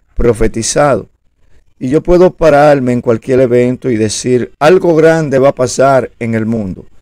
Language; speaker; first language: Spanish; native; Spanish